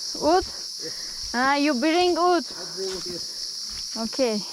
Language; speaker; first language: English; non-native, learner; Turkish